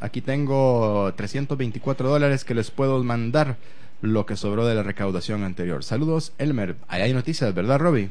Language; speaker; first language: Spanish; native; Spanish